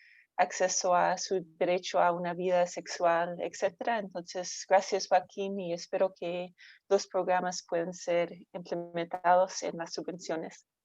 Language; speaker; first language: Spanish; non-native, fluent; English